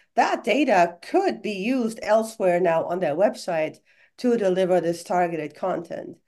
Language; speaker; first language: English; non-native, fluent; German